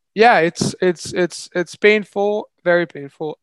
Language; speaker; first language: English; non-native, fluent; Serbian